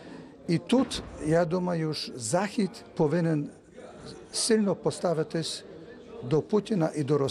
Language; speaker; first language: Ukrainian; early bilingual, heritage; Ukrainian